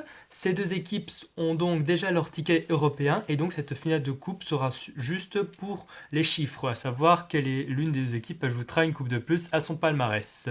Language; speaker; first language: French; native; French